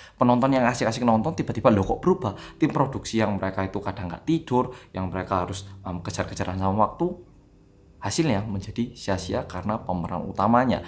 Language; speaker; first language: Indonesian; non-native, fluent; Korean